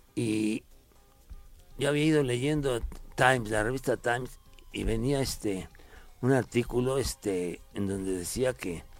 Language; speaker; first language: Spanish; native; Spanish